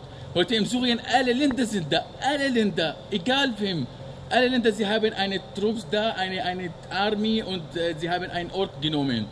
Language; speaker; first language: German; non-native, learner; Arabic